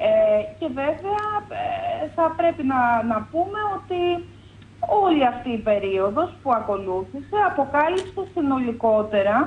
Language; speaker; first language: Greek; native; Greek